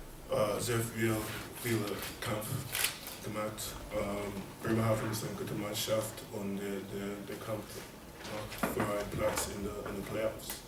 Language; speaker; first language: German; non-native, learner; English